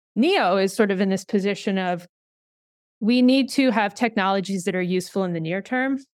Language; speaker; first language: English; native; English